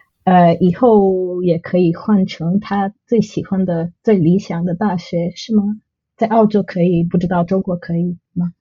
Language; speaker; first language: Chinese; non-native, fluent; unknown